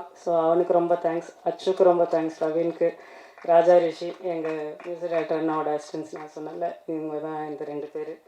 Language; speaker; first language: Tamil; native; Tamil